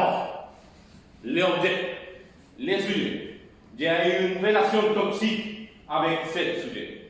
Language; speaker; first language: French; non-native, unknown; Spanish